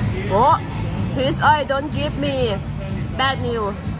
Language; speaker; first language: English; non-native, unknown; Thai